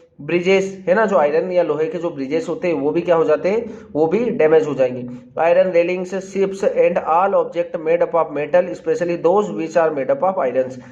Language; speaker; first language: Hindi; native; Hindi